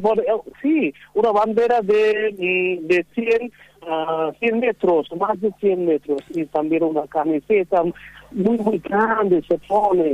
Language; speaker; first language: Spanish; non-native, learner; Bangla